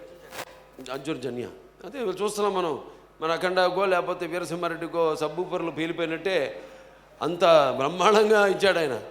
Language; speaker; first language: Telugu; native; Telugu